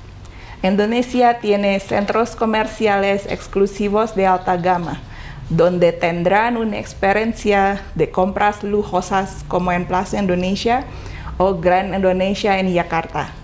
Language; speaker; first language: Spanish; non-native, fluent; Indonesian